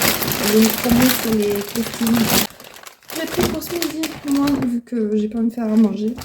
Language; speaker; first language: French; native; French